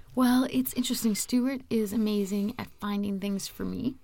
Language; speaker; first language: English; native; English